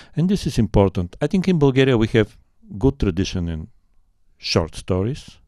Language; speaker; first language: English; non-native, fluent; Bulgarian